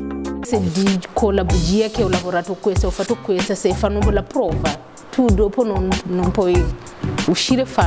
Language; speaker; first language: Italian; non-native, learner; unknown